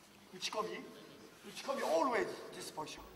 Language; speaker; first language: English; non-native, learner; Japanese